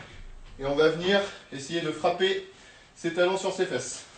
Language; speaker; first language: French; native; French